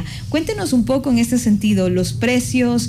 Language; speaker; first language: Spanish; native; Spanish